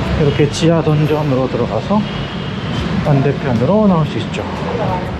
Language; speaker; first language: Korean; native; Korean